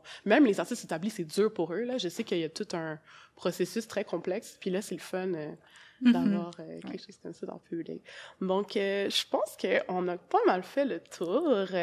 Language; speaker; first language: French; native; French